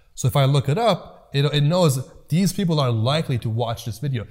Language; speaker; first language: English; early bilingual, other home language; Persian